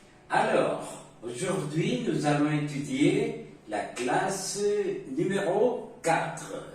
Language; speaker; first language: French; non-native, fluent; Spanish